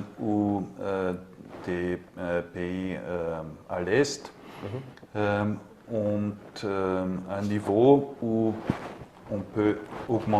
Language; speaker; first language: French; non-native, learner; German